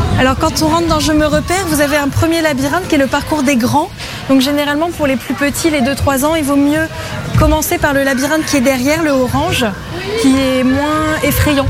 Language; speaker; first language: French; native; French